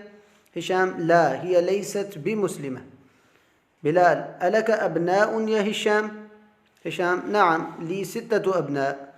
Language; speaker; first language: Arabic; non-native, fluent; Urdu